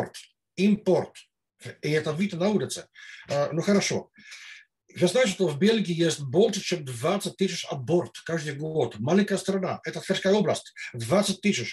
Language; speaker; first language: Russian; non-native, fluent; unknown